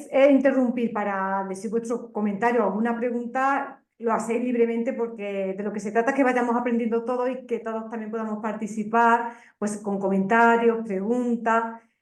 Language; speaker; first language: Spanish; native; Spanish